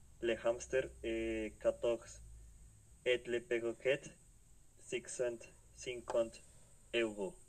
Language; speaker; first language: French; non-native, learner; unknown